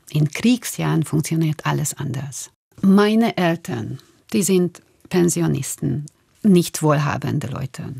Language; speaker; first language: German; non-native, fluent; Hungarian